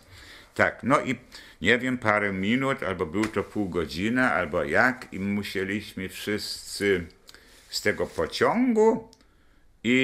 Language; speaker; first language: Polish; non-native, local second language; German